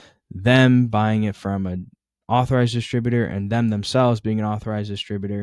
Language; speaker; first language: English; native; English